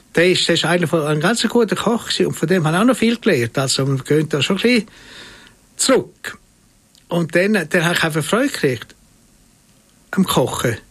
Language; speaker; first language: German; native; German